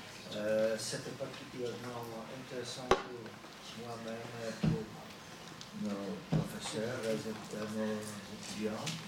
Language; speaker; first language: French; non-native, fluent; Polish